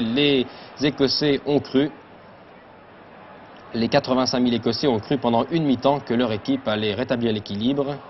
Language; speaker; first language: French; native; French